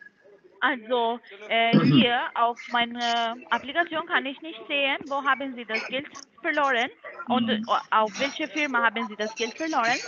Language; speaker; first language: German; non-native, learner; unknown